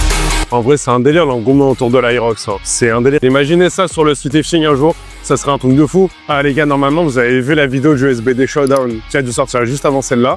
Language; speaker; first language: French; native; French